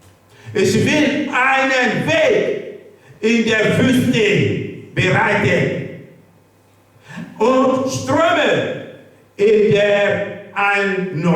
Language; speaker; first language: German; non-native, learner; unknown